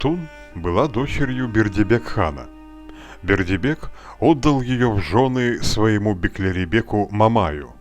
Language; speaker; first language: Russian; native; Russian